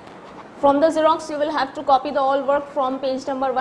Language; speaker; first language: English; non-native, local second language; Urdu